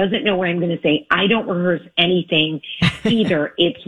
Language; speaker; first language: English; native; English